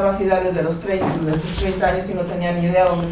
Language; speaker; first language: Spanish; native; Spanish